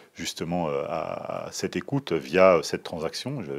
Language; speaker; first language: French; native; French